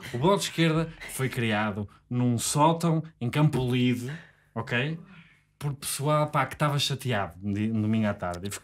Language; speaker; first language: Portuguese; native; Portuguese